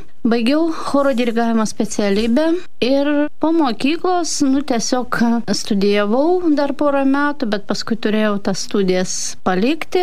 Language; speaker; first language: Lithuanian; non-native, fluent; Russian